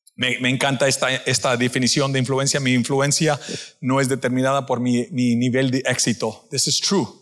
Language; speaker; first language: Spanish; native; Spanish